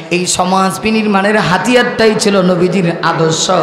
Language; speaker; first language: Bangla; non-native, local second language; Sylheti